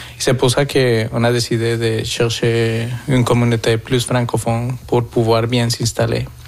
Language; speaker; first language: French; non-native, fluent; Spanish